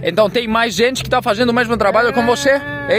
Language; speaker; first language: Portuguese; non-native, fluent; Greek